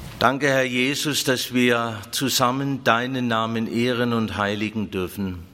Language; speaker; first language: German; native; German